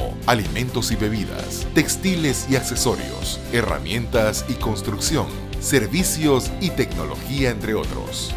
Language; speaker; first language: Spanish; native; Spanish